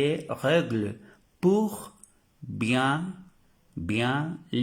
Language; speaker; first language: French; non-native, fluent; Spanish